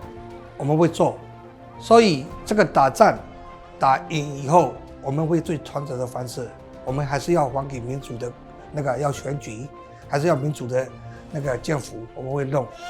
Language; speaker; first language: Chinese; non-native, fluent; Burmese